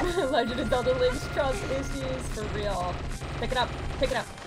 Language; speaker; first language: English; native; English